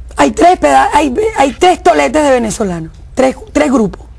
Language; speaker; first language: Spanish; native; Spanish